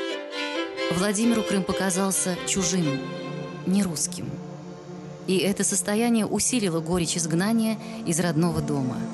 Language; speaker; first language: Russian; native; Russian